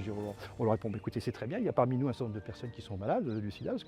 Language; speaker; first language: French; native; French